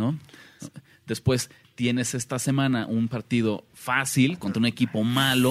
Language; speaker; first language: Spanish; native; Spanish